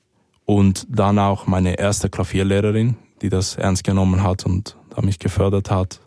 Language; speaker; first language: German; early bilingual, other home language; Spanish